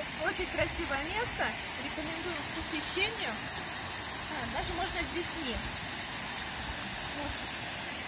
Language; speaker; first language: Russian; native; Russian